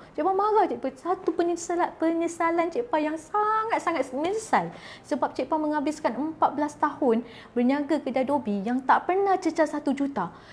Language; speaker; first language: Malay; native; Malay